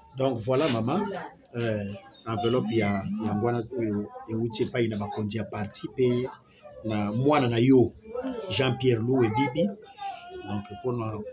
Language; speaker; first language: Lingala; native; Lingala